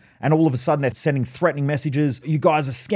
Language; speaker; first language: English; native; English